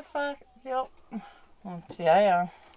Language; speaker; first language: German; non-native, fluent; English